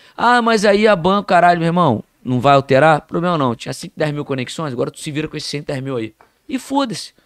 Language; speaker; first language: Portuguese; native; Portuguese